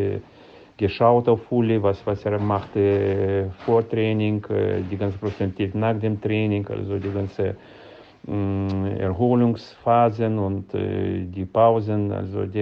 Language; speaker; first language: German; non-native, learner; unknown